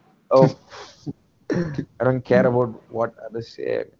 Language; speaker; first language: English; non-native, local second language; Tamil